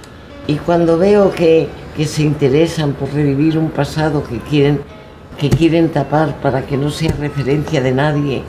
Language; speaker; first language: Spanish; native; Spanish